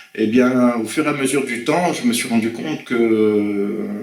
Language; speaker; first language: French; native; French